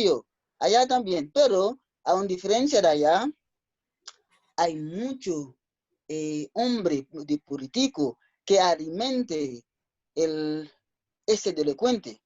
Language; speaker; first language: Spanish; non-native, learner; Haitian Creole